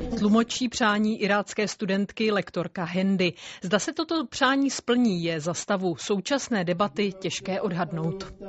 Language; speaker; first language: Czech; native; Czech